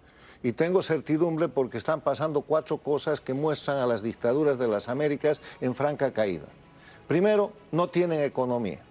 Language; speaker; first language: Spanish; native; Spanish